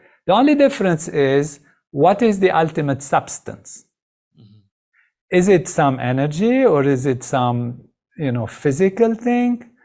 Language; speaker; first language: English; non-native, fluent; Arabic